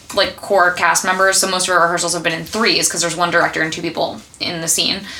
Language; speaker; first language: English; native; English